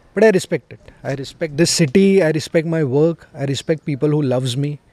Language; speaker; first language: Hindi; non-native, local second language; Marathi